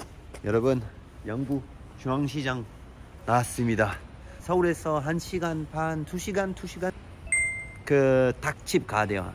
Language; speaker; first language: Korean; non-native, learner; French